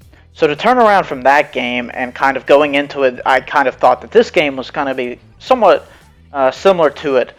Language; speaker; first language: English; native; English